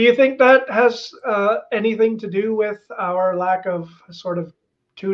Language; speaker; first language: English; native; English